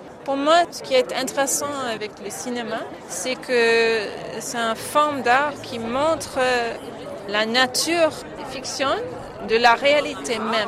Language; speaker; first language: French; non-native, fluent; English